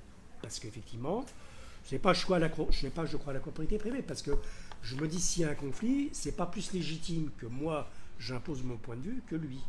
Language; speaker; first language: French; native; French